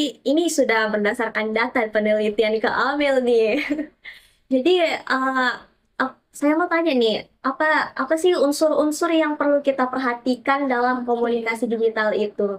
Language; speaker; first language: Indonesian; native; Indonesian